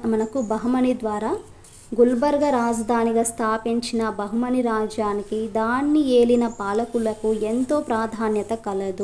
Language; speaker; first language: Telugu; native; Telugu